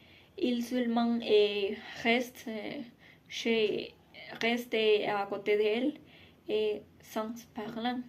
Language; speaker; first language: French; non-native, learner; Spanish